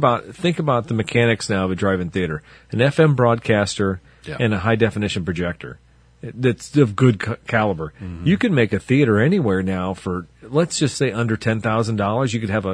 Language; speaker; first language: English; native; English